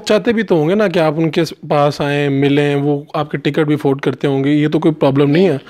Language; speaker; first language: Urdu; non-native, local second language; Punjabi